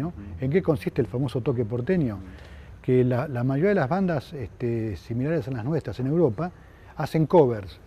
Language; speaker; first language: Spanish; native; Spanish